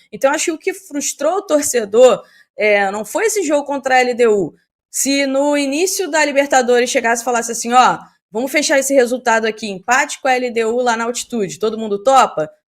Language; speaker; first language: Portuguese; native; Portuguese